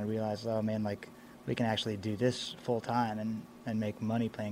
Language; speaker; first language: English; native; English